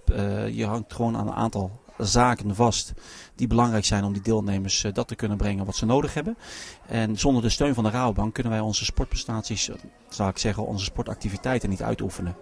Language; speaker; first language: Dutch; native; Dutch